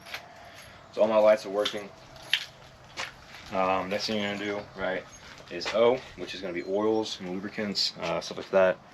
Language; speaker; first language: English; native; English